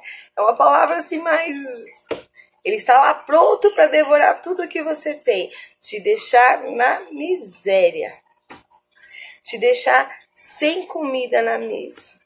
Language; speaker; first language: Portuguese; native; Portuguese